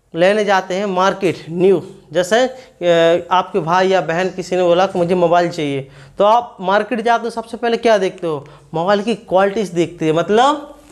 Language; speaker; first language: Hindi; native; Hindi